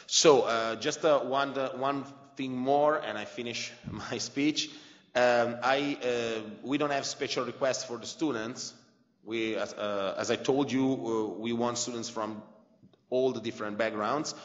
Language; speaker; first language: English; non-native, fluent; Italian